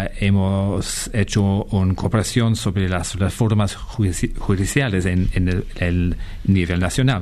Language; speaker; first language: Spanish; non-native, fluent; English